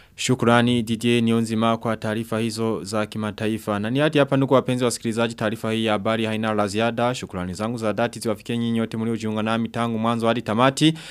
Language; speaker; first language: Swahili; non-native, local second language; Rundi